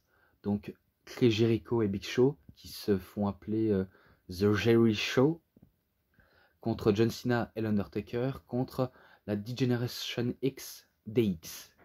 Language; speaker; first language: French; native; French